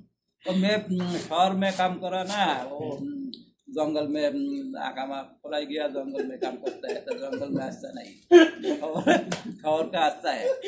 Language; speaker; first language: Hindi; non-native, learner; Bangla